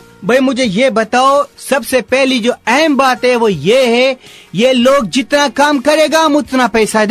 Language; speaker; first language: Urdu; non-native, local second language; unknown